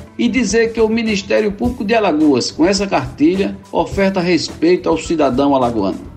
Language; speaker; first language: Portuguese; native; Portuguese